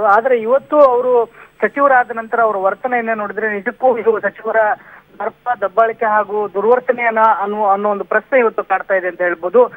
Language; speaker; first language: Kannada; native; Kannada